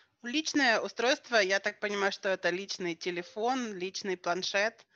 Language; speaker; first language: Russian; native; Russian